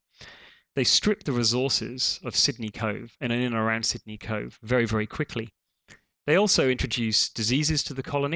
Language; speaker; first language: English; native; English